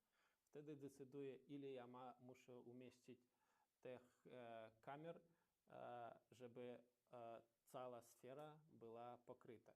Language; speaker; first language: Polish; non-native, learner; Ukrainian